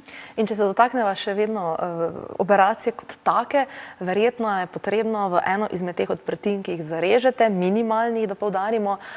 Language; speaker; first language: Slovenian; native; Slovenian